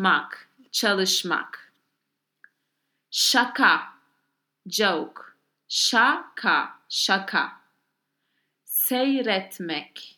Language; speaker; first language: Turkish; non-native, learner; English